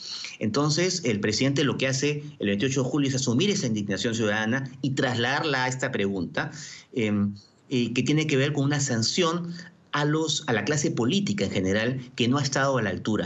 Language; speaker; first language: Spanish; native; Spanish